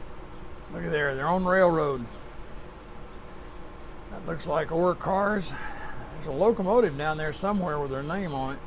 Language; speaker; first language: English; native; English